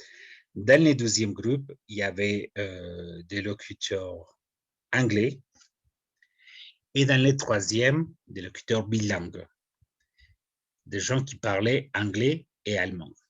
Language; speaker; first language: French; non-native, fluent; Spanish